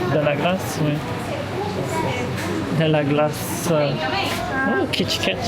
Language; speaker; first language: French; non-native, fluent; Portuguese